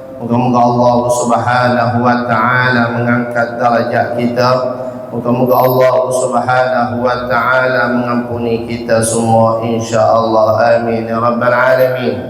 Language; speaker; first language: Malay; native; Malay